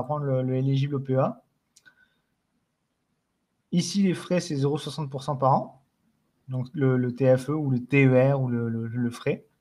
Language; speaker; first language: French; native; French